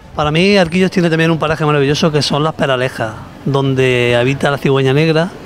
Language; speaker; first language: Spanish; native; Spanish